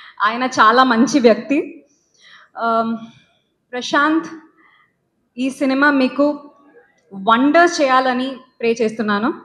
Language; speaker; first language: Telugu; non-native, learner; Malayalam